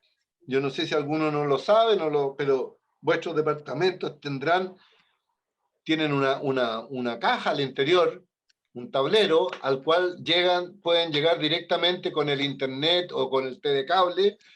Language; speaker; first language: Spanish; native; Spanish